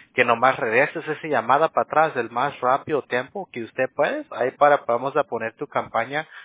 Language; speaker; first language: Spanish; non-native, learner; English